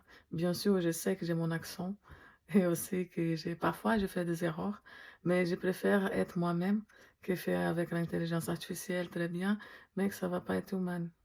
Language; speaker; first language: French; non-native, fluent; Portuguese